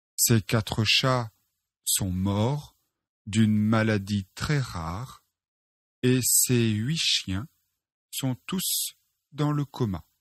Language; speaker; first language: French; non-native, local second language; Arabic